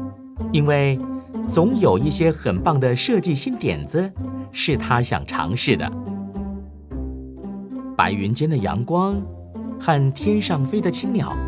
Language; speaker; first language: Chinese; native; Chinese